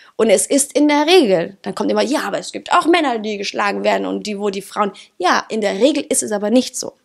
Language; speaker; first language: German; non-native, fluent; Danish